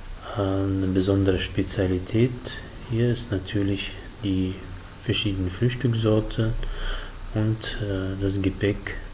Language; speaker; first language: German; non-native, fluent; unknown